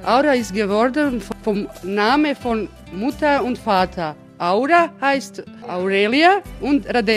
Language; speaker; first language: German; non-native, local second language; Croatian